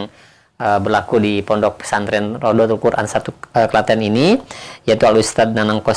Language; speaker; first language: Indonesian; native; Indonesian